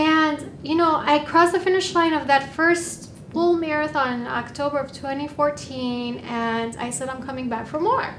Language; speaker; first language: English; native; English